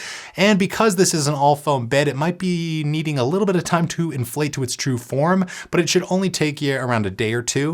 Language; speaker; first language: English; native; English